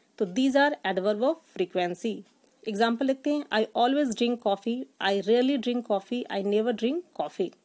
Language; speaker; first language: Hindi; native; Hindi